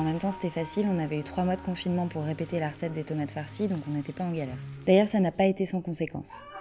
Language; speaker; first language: French; native; French